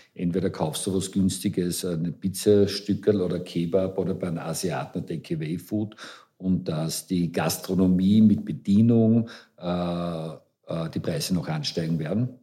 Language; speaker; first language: German; native; German